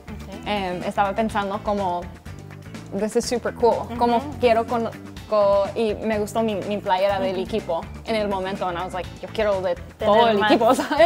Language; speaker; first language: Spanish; early bilingual, heritage; English